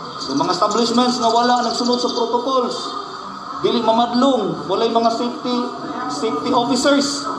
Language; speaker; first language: Cebuano; native; Cebuano